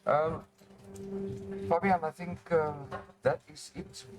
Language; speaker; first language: English; non-native, local second language; Afrikaans